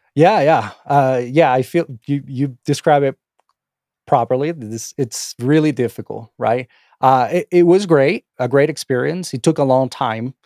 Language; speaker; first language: English; non-native, fluent; Spanish